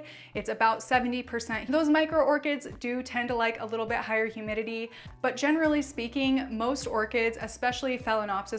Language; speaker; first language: English; native; English